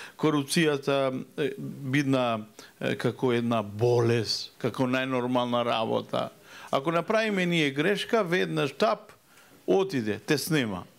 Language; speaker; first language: Macedonian; native; Macedonian